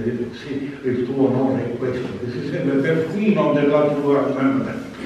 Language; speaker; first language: Italian; native; Italian